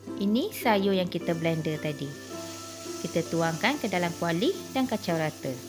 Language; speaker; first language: Malay; non-native, local second language; Tamil